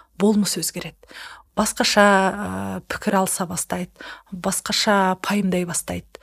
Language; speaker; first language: Kazakh; native; Kazakh